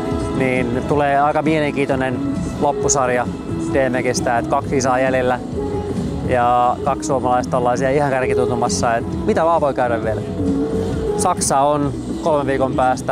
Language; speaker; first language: Finnish; native; Finnish